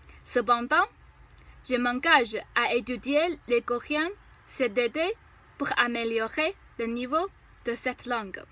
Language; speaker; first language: French; non-native, fluent; Chinese